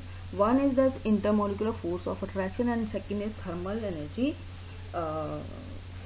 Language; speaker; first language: English; non-native, local second language; Hindi